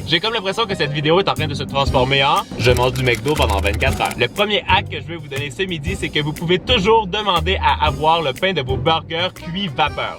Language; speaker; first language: French; native; French